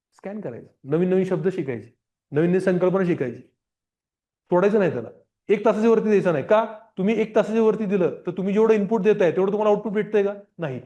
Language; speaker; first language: Marathi; non-native, local second language; Gujarati